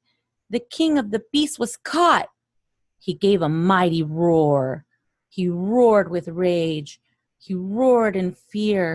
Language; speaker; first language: English; native; English